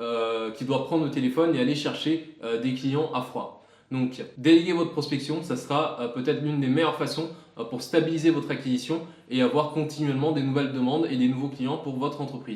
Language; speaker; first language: French; native; French